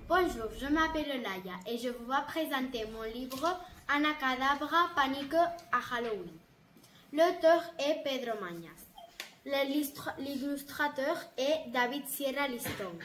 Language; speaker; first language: French; non-native, learner; Catalan